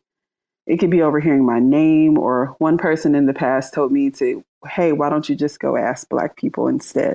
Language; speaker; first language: English; native; English